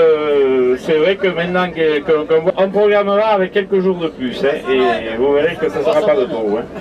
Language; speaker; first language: French; native; French